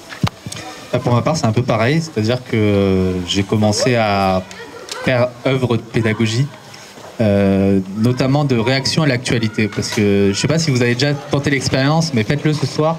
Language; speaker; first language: French; native; French